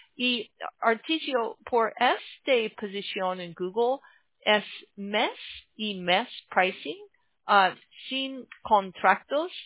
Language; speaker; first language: Spanish; non-native, learner; English